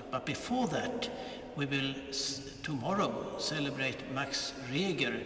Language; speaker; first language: English; non-native, fluent; Swedish